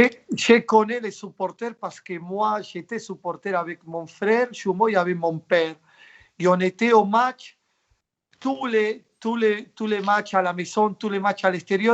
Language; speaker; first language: French; non-native, fluent; Spanish